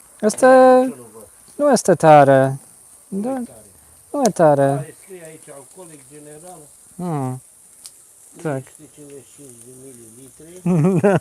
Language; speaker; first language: Romanian; non-native, learner; Polish